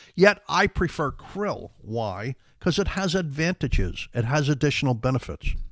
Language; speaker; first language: English; native; English